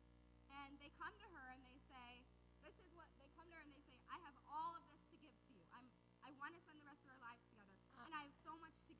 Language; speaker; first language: English; native; English